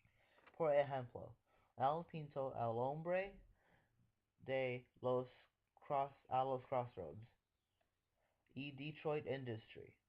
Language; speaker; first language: Spanish; non-native, learner; English